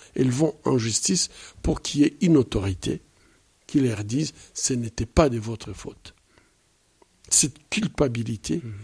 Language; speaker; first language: French; non-native, local second language; Swahili